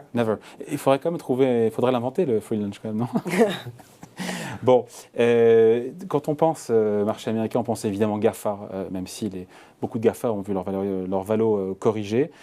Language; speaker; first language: French; native; French